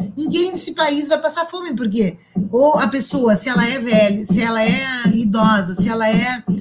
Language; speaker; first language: Portuguese; native; Portuguese